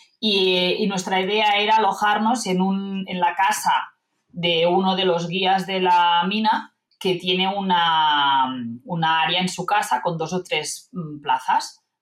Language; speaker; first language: Spanish; non-native, local second language; Catalan